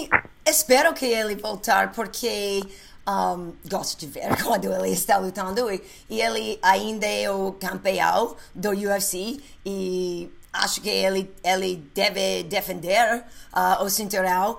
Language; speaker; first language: Portuguese; non-native, learner; English